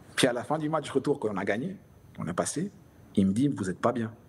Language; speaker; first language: French; native; French